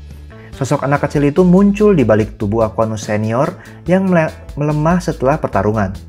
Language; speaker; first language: Indonesian; native; Indonesian